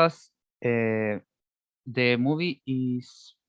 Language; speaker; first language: English; non-native, learner; Spanish